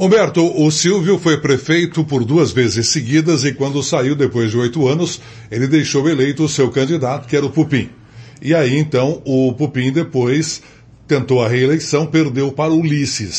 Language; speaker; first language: Portuguese; native; Portuguese